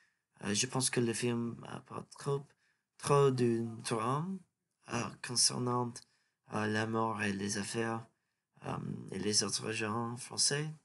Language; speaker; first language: French; non-native, learner; English